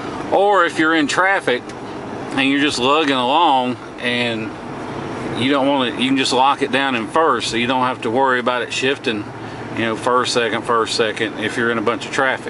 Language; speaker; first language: English; native; English